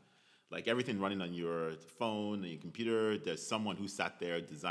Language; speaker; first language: English; non-native, local second language; Igbo